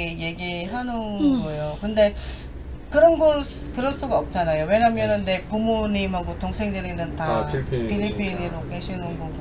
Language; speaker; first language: Korean; non-native, learner; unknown